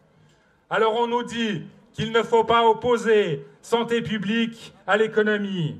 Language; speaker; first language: French; native; French